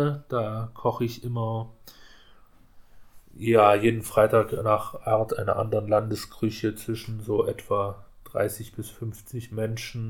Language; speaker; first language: German; native; German